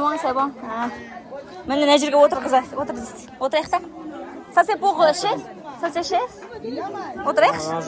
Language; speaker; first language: French; non-native, learner; Kazakh